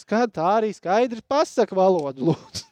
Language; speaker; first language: Latvian; native; Latvian